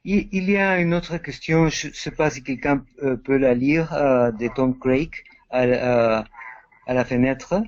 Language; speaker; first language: French; non-native, fluent; Spanish